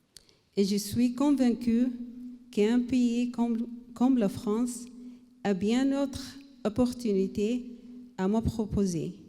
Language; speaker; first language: French; non-native, learner; Arabic